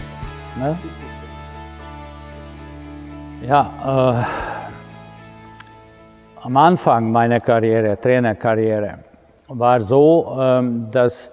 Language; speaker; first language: German; non-native, fluent; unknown